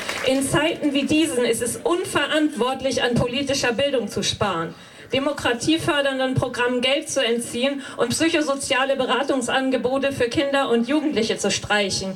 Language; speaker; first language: German; native; German